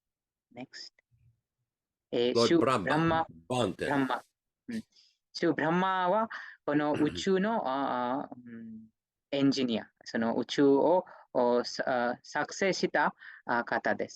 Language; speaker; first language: Japanese; non-native, fluent; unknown